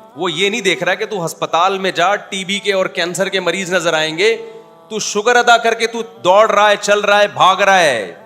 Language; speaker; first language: Urdu; native; Urdu